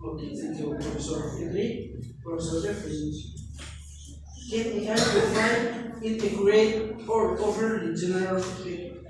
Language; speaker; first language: English; non-native, learner; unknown